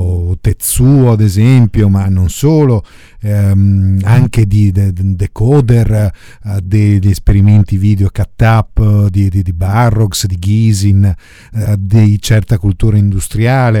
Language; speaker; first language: Italian; native; Italian